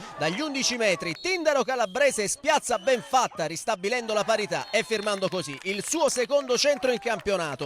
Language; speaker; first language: Italian; native; Italian